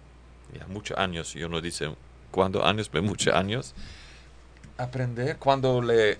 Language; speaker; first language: Spanish; non-native, learner; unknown